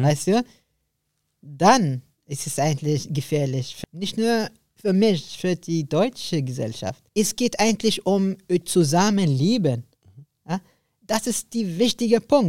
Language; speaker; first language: German; non-native, learner; Arabic